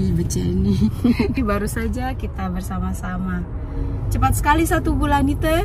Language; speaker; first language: Indonesian; native; Indonesian